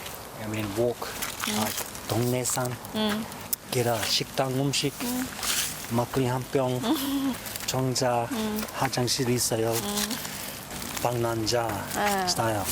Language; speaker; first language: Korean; non-native, learner; English